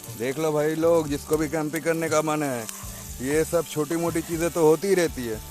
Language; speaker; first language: Hindi; non-native, local second language; Bangla